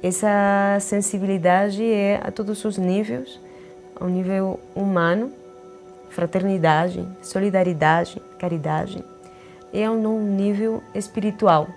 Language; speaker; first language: Portuguese; non-native, fluent; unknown